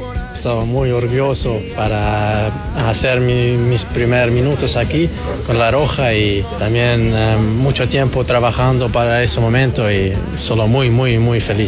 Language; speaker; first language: Spanish; non-native, learner; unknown